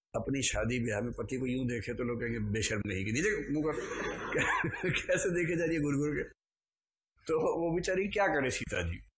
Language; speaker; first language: Hindi; native; Hindi